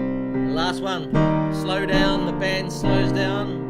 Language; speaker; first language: English; native; English